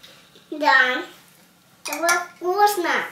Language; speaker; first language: Russian; early bilingual, heritage; Russian